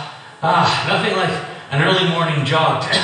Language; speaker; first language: English; non-native, fluent; Indonesian